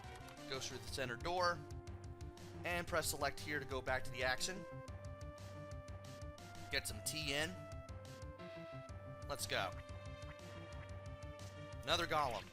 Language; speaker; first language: English; native; English